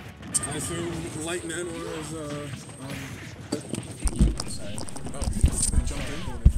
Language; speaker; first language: English; native; English